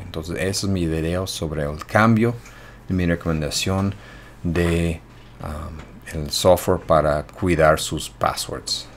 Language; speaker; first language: Spanish; non-native, fluent; English